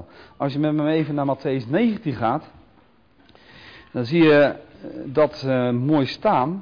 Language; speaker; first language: Dutch; native; Dutch